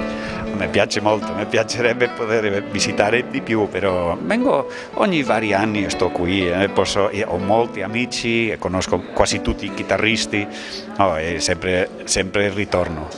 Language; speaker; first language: Italian; non-native, fluent; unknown